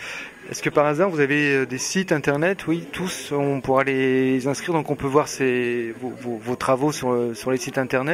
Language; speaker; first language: French; native; French